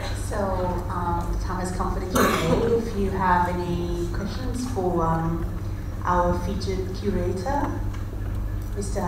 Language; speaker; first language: English; non-native, fluent; Thai